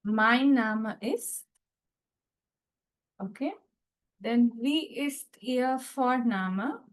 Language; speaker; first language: German; non-native, fluent; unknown